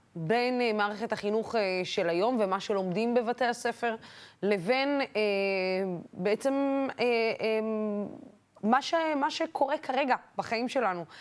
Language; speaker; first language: Hebrew; non-native, local second language; Arabic